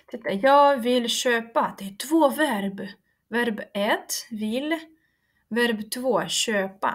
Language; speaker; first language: Swedish; non-native, fluent; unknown